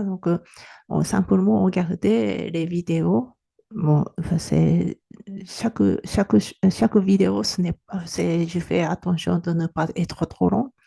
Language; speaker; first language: French; non-native, fluent; Japanese